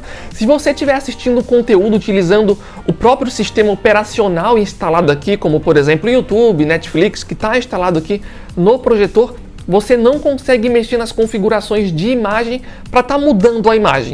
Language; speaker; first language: Portuguese; native; Portuguese